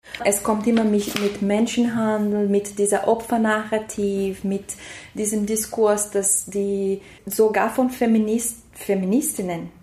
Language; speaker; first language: German; non-native, fluent; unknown